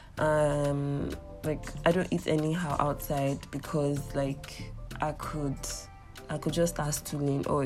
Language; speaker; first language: English; non-native, local second language; Yoruba